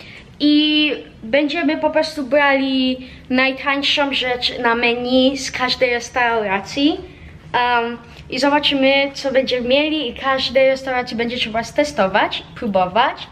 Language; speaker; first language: Polish; early bilingual, heritage; Polish